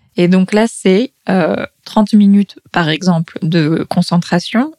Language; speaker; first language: French; native; French